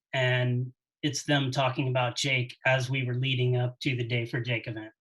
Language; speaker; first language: English; native; English